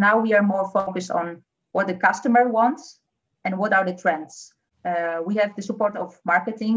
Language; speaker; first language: English; non-native, fluent; Polish